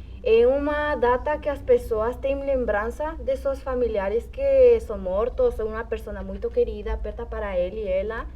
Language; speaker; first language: Portuguese; non-native, fluent; Spanish